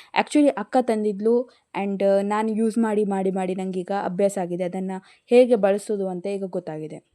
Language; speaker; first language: Kannada; non-native, local second language; Tulu